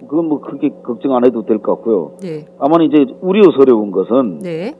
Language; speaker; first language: Korean; native; Korean